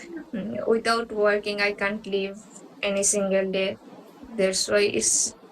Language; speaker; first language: English; non-native, learner; Bangla